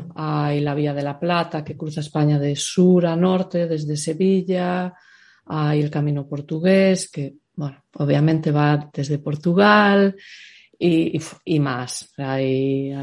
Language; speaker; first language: Spanish; native; Spanish